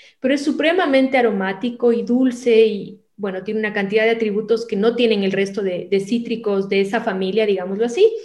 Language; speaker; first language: Spanish; native; Spanish